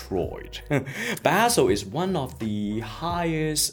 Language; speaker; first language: English; non-native, local second language; Cantonese